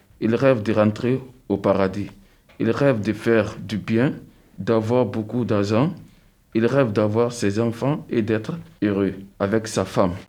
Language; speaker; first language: French; non-native, local second language; Susu